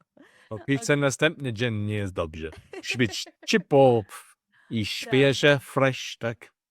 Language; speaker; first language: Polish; non-native, learner; English